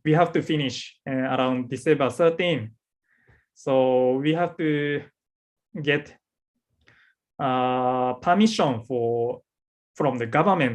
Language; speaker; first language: English; non-native, learner; Japanese